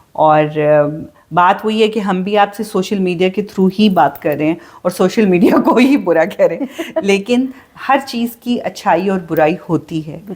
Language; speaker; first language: Urdu; native; Urdu